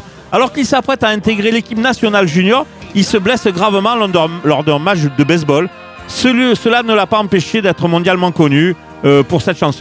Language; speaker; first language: French; native; French